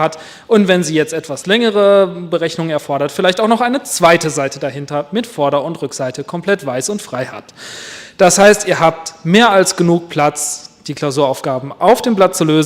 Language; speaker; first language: German; native; German